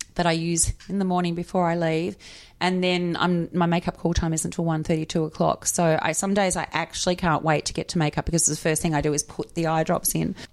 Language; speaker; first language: English; native; English